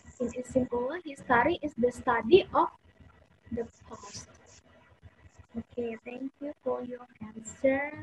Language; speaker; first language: English; non-native, fluent; Indonesian